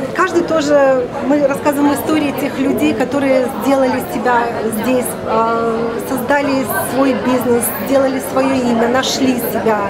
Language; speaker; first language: Russian; native; Russian